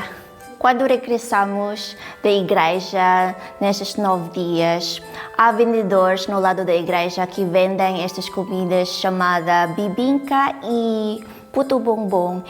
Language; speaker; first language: Portuguese; non-native, fluent; Cebuano